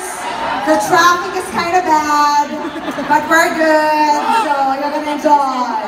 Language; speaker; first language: English; non-native, local second language; Filipino